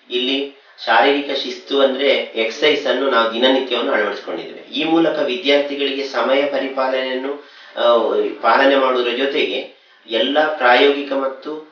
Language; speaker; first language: Kannada; native; Kannada